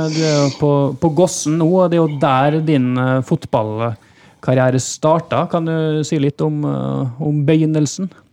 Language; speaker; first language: Norwegian; native; Norwegian